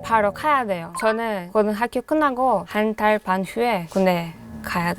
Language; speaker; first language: Korean; non-native, fluent; Hebrew